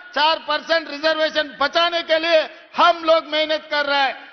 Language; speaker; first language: Hindi; non-native, local second language; Telugu